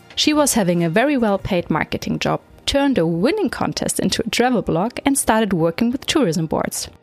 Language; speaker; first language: English; non-native, fluent; German